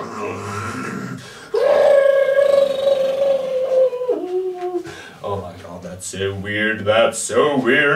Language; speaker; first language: English; non-native, fluent; German